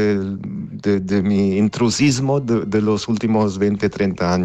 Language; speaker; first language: Spanish; non-native, fluent; Armenian